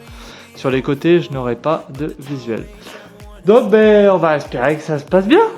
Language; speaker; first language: French; native; French